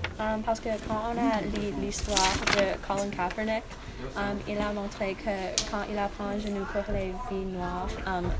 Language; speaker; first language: French; non-native, learner; English